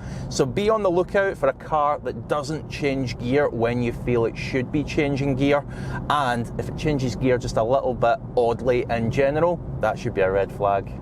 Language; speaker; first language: English; native; English